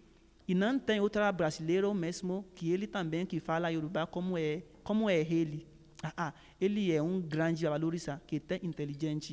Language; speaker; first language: Portuguese; non-native, learner; Yoruba